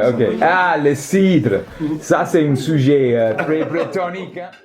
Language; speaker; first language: French; non-native, learner; English